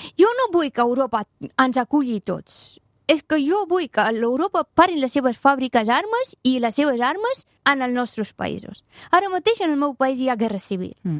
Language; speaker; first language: Catalan; non-native, fluent; Persian